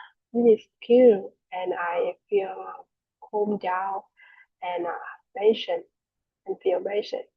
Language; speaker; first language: English; non-native, learner; Vietnamese